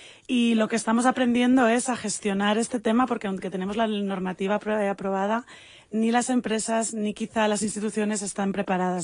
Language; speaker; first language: Spanish; native; Spanish